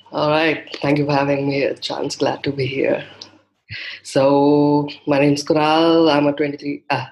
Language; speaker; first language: English; non-native, local second language; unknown